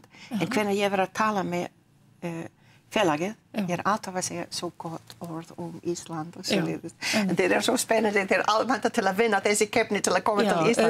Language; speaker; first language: Icelandic; non-native, learner; English